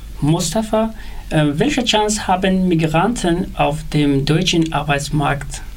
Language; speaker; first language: German; non-native, learner; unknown